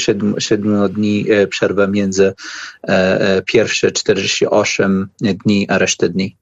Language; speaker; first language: Polish; non-native, learner; Arabic